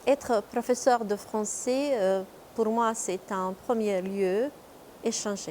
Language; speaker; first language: French; non-native, fluent; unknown